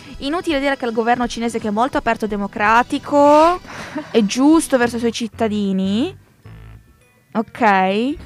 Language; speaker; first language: Italian; early bilingual, other home language; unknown